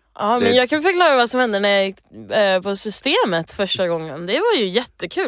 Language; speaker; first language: Swedish; early bilingual, heritage; English